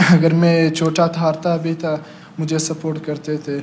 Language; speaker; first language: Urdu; non-native, local second language; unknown